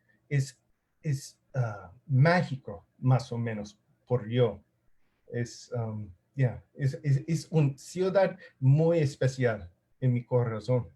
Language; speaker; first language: Spanish; non-native, learner; English